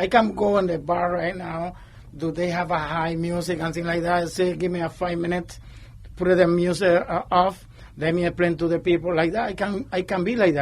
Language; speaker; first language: English; non-native, learner; Spanish